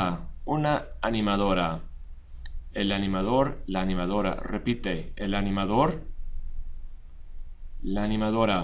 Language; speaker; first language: Spanish; non-native, fluent; English